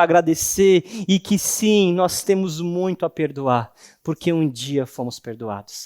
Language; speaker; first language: Portuguese; native; Portuguese